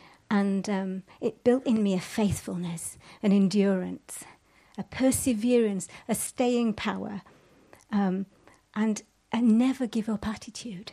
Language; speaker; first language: English; native; English